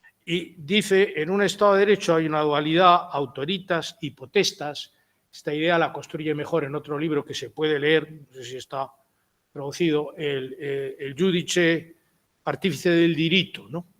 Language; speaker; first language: Spanish; native; Spanish